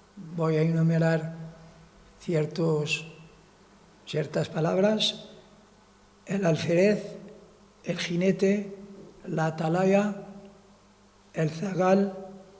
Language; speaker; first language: Spanish; non-native, fluent; Arabic